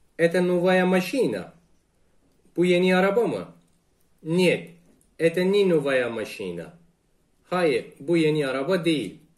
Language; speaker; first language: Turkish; native; Turkish